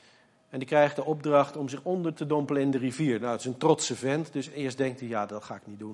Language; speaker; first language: Dutch; native; Dutch